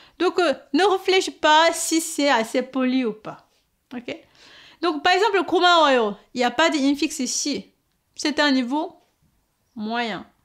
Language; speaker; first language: French; non-native, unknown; Korean